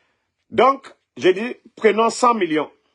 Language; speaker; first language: French; non-native, local second language; Mandingo